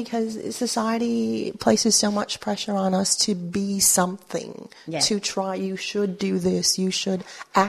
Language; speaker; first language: English; early bilingual, other home language; Spanish